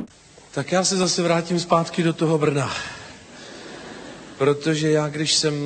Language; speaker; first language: Czech; native; Czech